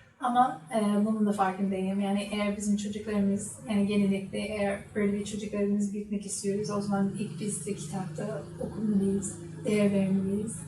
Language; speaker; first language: Turkish; non-native, learner; English